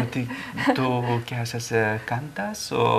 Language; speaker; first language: Spanish; non-native, learner; Bulgarian